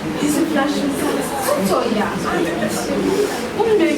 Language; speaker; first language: German; non-native, learner; French